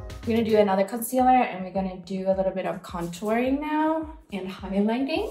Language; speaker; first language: English; non-native, fluent; Swedish